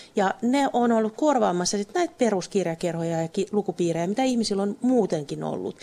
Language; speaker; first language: Finnish; native; Finnish